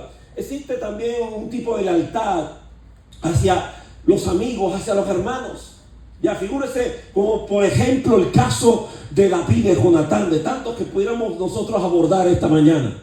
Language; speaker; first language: Spanish; native; Spanish